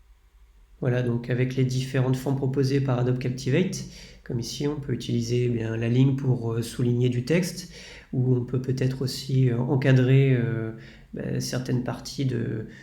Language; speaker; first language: French; native; French